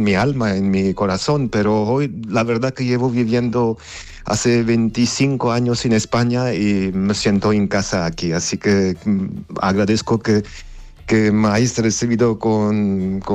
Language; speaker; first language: Spanish; non-native, fluent; Armenian